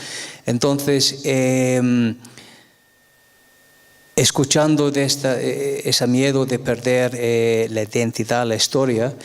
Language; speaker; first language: Spanish; non-native, fluent; English